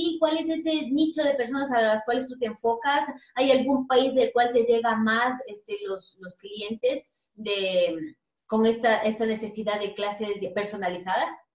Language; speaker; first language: Spanish; native; Spanish